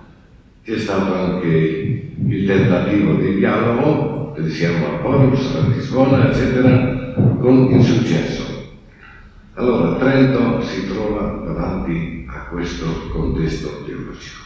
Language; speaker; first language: Italian; non-native, fluent; Spanish